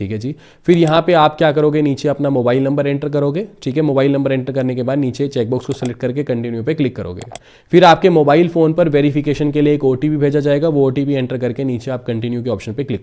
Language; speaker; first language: Hindi; native; Hindi